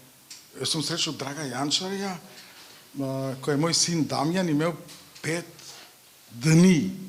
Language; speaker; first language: Slovenian; non-native, fluent; Macedonian